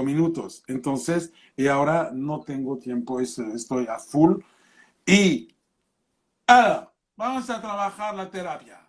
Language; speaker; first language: Spanish; non-native, fluent; French